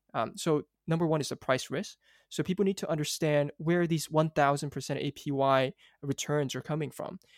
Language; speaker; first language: English; non-native, local second language; Cantonese